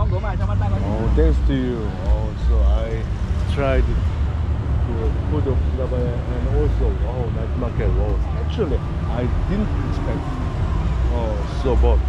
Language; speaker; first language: English; non-native, learner; Korean